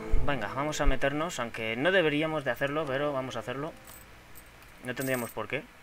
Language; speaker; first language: Spanish; native; Spanish